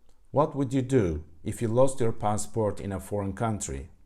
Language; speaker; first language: English; non-native, fluent; Turkish